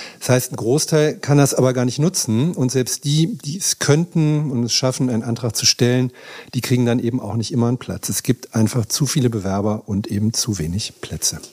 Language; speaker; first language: German; native; German